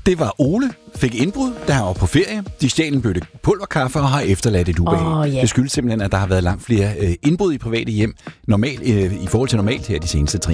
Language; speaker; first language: Danish; native; Danish